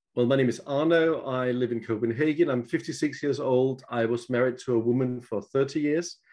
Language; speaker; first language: English; non-native, fluent; Danish